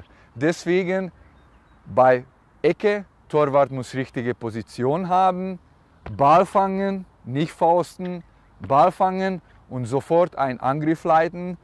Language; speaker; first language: German; non-native, learner; Hungarian